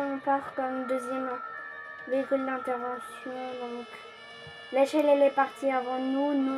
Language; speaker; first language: French; early bilingual, other home language; Polish